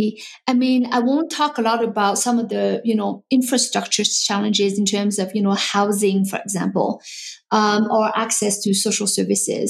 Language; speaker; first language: English; non-native, fluent; French